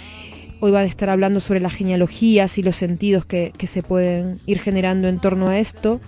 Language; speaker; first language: Spanish; native; Spanish